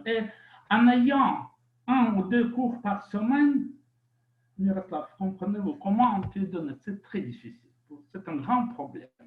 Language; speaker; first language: French; non-native, fluent; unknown